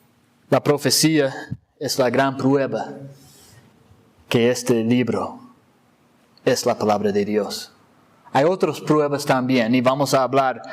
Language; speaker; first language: Spanish; non-native, fluent; English